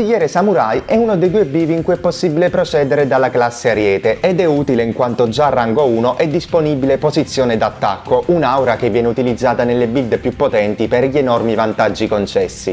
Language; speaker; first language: Italian; native; Italian